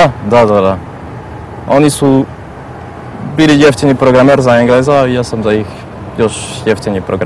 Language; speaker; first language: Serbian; non-native, fluent; French